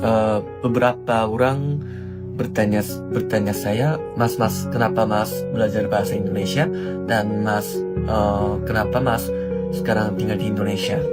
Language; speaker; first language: Indonesian; non-native, learner; Korean